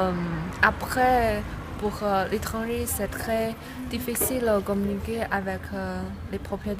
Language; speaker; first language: French; non-native, learner; Chinese